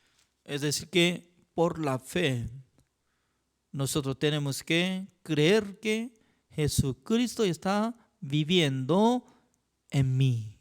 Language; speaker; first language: Spanish; non-native, fluent; Korean